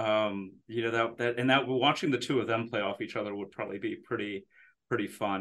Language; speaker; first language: English; native; English